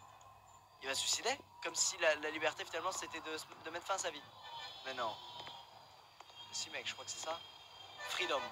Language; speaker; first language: French; native; French